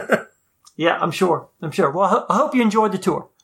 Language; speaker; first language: English; native; English